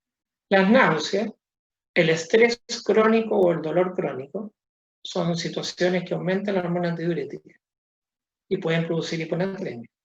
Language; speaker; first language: Spanish; native; Spanish